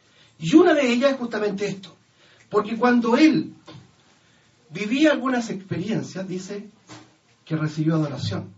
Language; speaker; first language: Spanish; native; Spanish